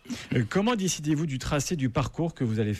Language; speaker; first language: French; native; French